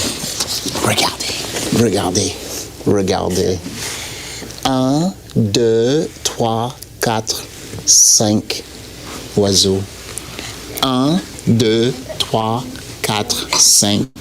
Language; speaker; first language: French; non-native, fluent; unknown